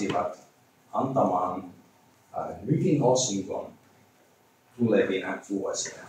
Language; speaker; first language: Finnish; non-native, learner; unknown